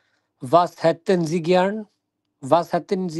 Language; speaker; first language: German; non-native, learner; Bangla